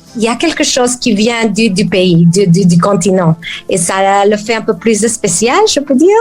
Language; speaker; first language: French; non-native, fluent; Spanish